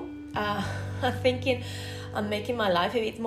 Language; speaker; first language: English; non-native, fluent; Spanish